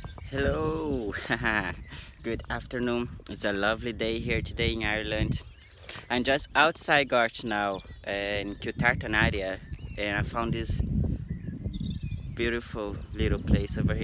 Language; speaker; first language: English; non-native, fluent; Portuguese